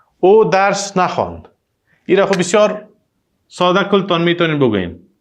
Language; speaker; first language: Persian; native; Persian